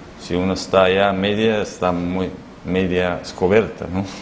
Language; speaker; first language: Spanish; non-native, learner; Arabic